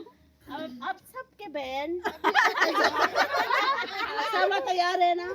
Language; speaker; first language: Hindi; non-native, local second language; Rongmei Naga